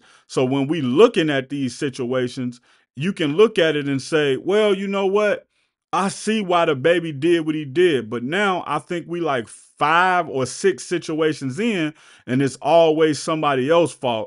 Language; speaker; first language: English; native; English